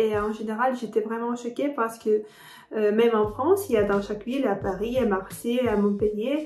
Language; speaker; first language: French; non-native, fluent; Ukrainian